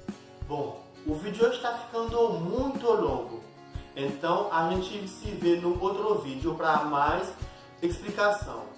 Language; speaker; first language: Portuguese; non-native, fluent; Haitian Creole